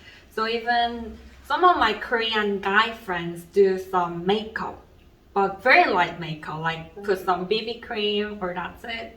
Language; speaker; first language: English; non-native, fluent; Korean